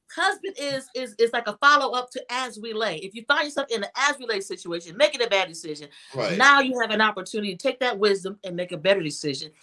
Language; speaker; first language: English; native; English